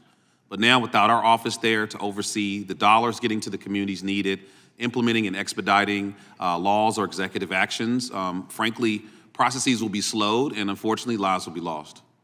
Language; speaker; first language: English; native; English